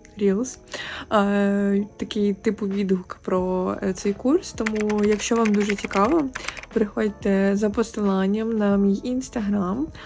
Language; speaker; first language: Ukrainian; native; Ukrainian